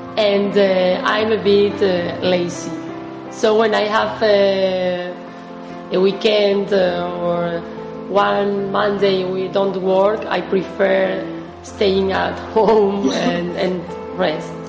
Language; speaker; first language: English; non-native, fluent; Spanish